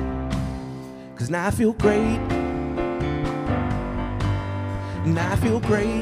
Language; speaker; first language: English; native; English